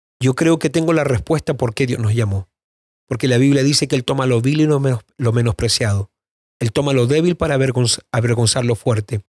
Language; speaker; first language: Spanish; native; Spanish